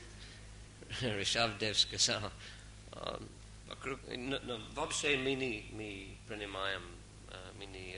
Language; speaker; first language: Russian; non-native, fluent; English